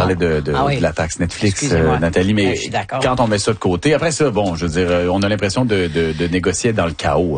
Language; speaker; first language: French; native; French